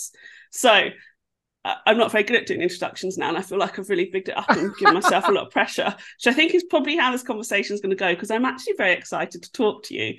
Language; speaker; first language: English; native; English